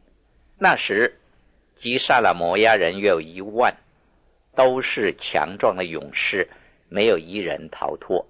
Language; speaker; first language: Chinese; native; Chinese